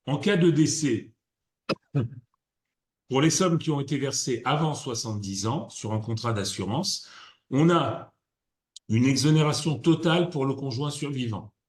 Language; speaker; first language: French; native; French